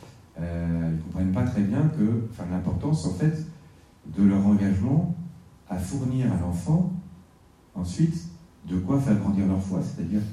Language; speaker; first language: French; native; French